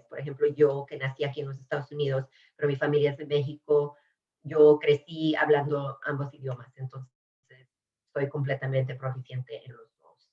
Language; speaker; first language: Spanish; early bilingual, other home language; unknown